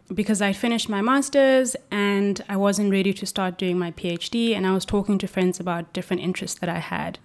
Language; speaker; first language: English; non-native, local second language; Xhosa